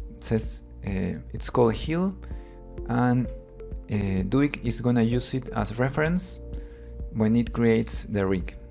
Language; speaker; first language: English; non-native, fluent; Spanish